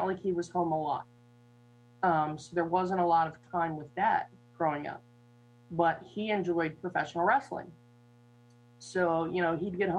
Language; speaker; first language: English; native; English